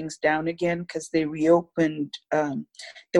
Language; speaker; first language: English; non-native, local second language; Yoruba